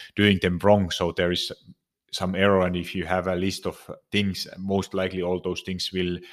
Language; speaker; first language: English; non-native, fluent; Finnish